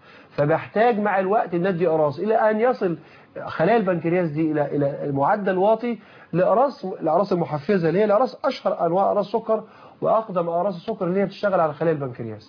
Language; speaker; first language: Arabic; native; Arabic